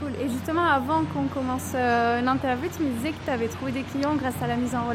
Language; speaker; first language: French; native; French